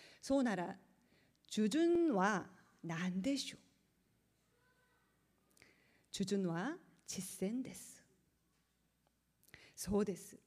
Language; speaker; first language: Japanese; non-native, learner; Korean